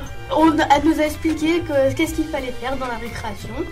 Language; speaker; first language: French; native; French